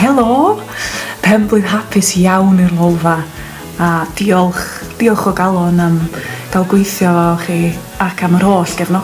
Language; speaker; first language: Welsh; native; Welsh